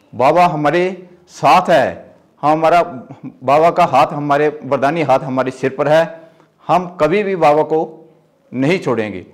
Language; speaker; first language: Hindi; native; Hindi